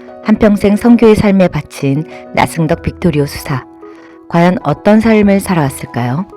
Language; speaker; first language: Korean; native; Korean